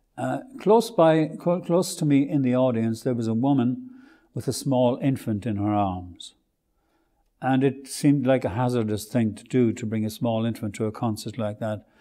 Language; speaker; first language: English; native; English